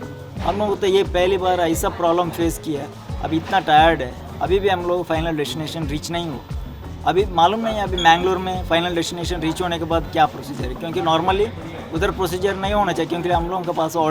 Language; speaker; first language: Hindi; non-native, local second language; Tulu